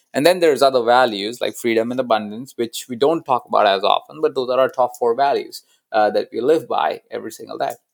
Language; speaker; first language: English; non-native, local second language; Hindi